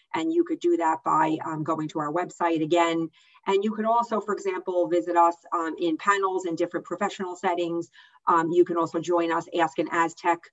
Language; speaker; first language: English; native; English